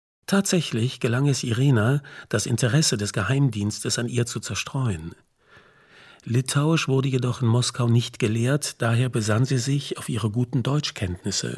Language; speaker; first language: German; native; German